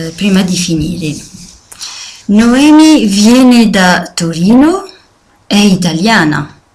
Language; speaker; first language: Italian; non-native, fluent; French